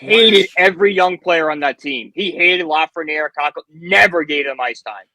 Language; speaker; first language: English; native; English